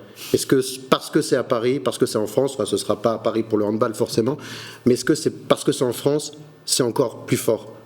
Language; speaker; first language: French; native; French